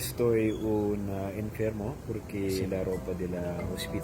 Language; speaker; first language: Spanish; non-native, learner; Filipino